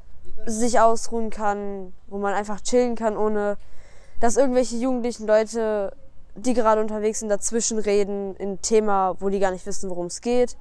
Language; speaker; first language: German; native; German